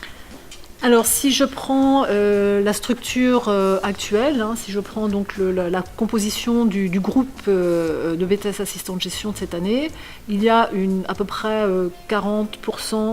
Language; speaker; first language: French; native; French